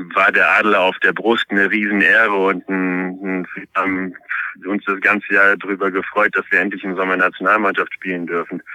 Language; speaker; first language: German; non-native, fluent; Polish